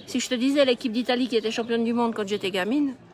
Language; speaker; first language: French; native; French